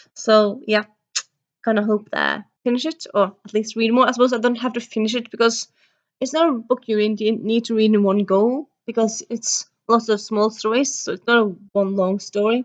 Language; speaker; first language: English; early bilingual, heritage; Norwegian